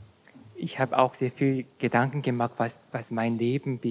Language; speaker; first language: German; non-native, fluent; Korean